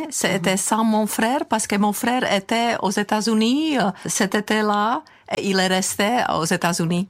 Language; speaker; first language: French; non-native, fluent; Czech